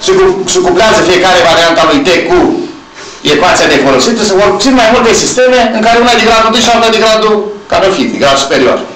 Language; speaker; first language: Romanian; native; Romanian